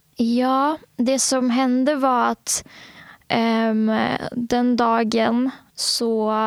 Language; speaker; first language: Swedish; early bilingual, other home language; Bangla